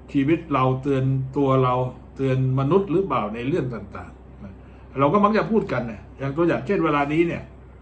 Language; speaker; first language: Thai; native; Thai